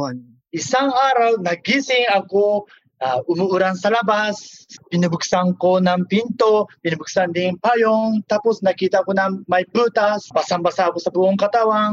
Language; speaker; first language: Filipino; non-native, learner; Japanese